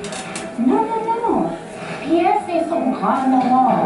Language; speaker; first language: French; non-native, learner; English